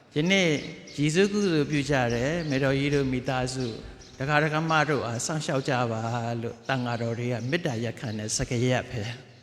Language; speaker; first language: Burmese; native; Burmese